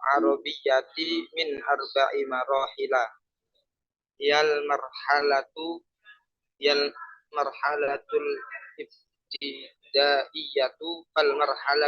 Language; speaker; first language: Arabic; non-native, learner; Indonesian